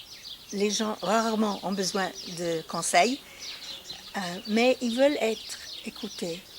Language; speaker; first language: French; non-native, fluent; English